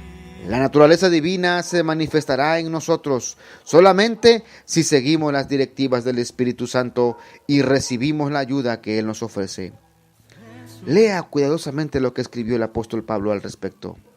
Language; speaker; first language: Spanish; native; Spanish